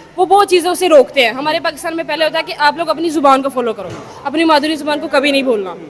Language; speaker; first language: Urdu; non-native, local second language; Punjabi